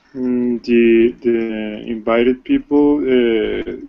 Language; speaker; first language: English; non-native, learner; Spanish